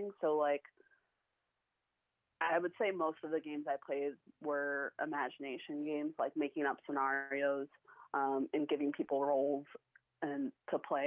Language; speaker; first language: English; native; English